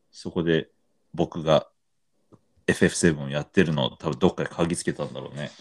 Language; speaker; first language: Japanese; native; Japanese